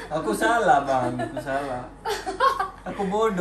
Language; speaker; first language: Indonesian; non-native, learner; Urdu